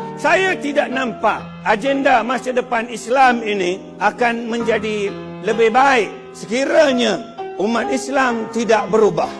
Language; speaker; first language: Malay; non-native, local second language; Chinese